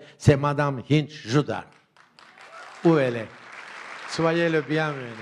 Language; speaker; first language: French; non-native, fluent; Turkish